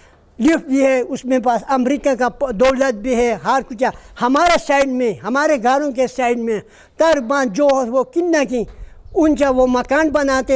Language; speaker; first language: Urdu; non-native, local second language; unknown